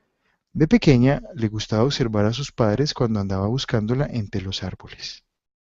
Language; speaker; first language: Spanish; native; Spanish